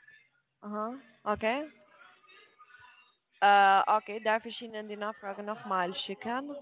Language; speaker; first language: German; non-native, fluent; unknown